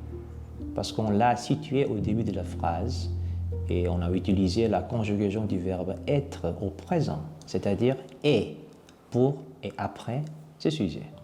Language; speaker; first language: French; non-native, fluent; Korean